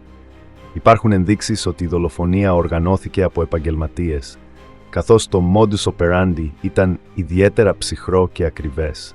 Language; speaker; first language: Greek; native; Greek